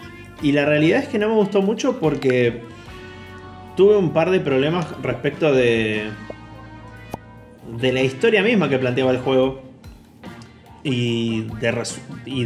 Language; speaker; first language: Spanish; native; Spanish